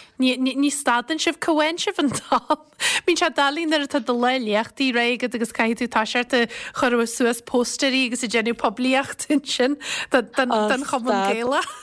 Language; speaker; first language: Irish; native; Irish